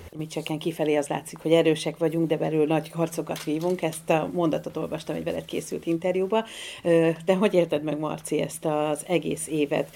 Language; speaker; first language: Hungarian; native; Hungarian